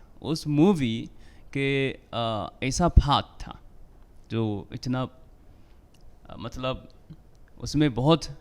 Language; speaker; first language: Hindi; non-native, fluent; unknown